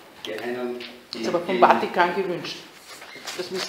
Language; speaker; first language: German; native; German